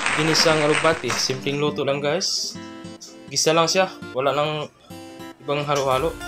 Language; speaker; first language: Filipino; non-native, local second language; Cebuano